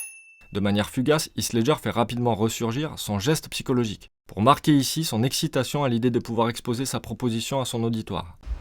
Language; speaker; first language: French; native; French